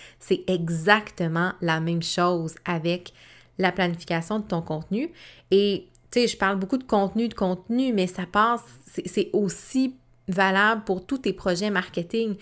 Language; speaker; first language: French; native; French